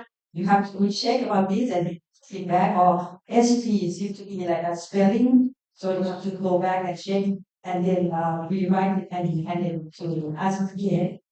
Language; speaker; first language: English; non-native, learner; Thai